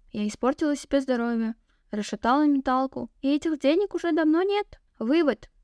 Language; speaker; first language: Russian; non-native, local second language; Kazakh